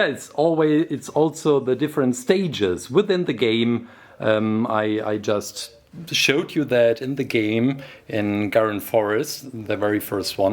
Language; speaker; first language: English; non-native, fluent; German